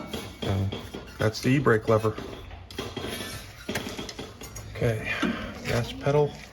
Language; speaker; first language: English; native; English